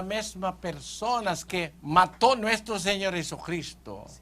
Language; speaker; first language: Spanish; non-native, fluent; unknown